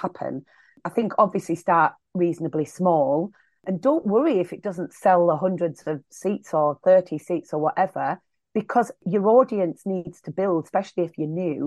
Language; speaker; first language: English; native; English